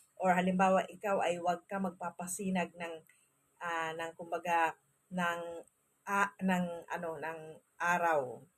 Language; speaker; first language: Filipino; non-native, local second language; Masbatenyo